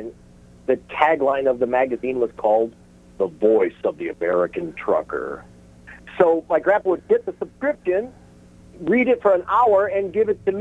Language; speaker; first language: English; native; English